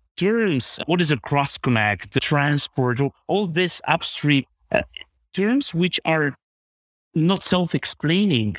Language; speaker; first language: English; non-native, fluent; Bulgarian